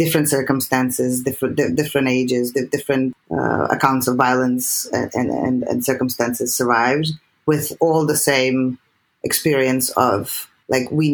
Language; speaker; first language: English; non-native, fluent; Serbian